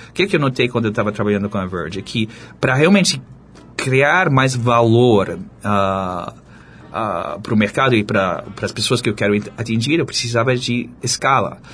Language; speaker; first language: Portuguese; non-native, fluent; English